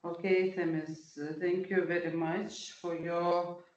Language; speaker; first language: English; non-native, fluent; Lithuanian